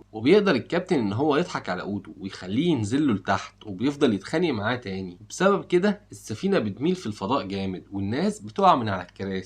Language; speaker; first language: Arabic; native; Arabic